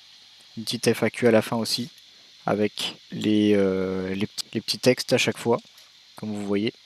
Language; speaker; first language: French; native; French